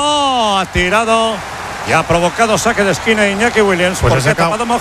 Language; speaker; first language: Spanish; native; Spanish